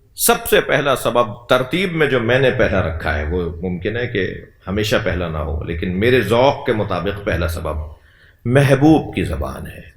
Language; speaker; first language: Urdu; native; Urdu